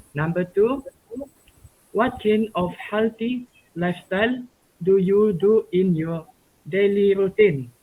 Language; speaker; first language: English; non-native, local second language; Malay